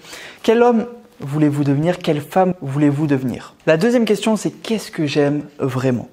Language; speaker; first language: French; native; French